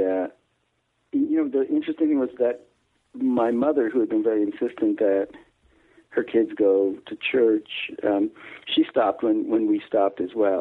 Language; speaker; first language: English; native; English